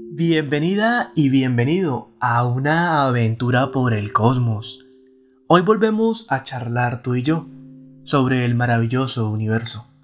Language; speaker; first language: Spanish; native; Spanish